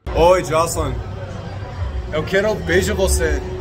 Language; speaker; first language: Portuguese; non-native, learner; English